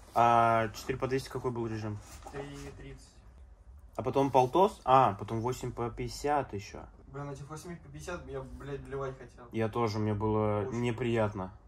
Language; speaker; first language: Russian; native; Russian